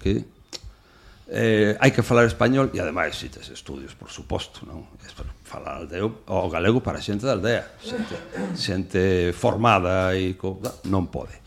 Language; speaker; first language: Galician; non-native, local second language; Spanish